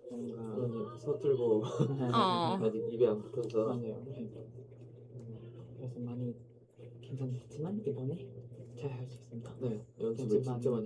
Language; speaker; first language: Korean; non-native, fluent; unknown